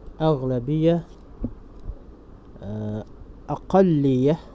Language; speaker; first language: Arabic; non-native, fluent; Malay